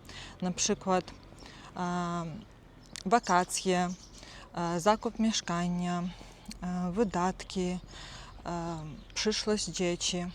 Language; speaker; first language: Polish; non-native, fluent; Ukrainian